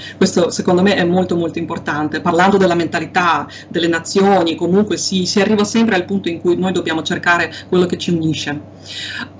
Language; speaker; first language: Italian; non-native, fluent; Russian